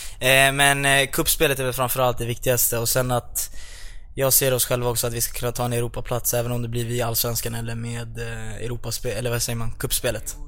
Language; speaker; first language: Swedish; native; Swedish